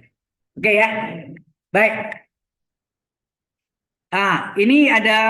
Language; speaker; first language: Indonesian; native; Indonesian